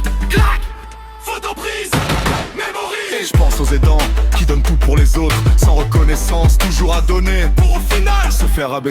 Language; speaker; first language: French; native; French